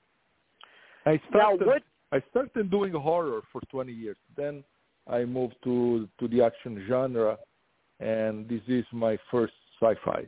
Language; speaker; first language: English; non-native, fluent; Italian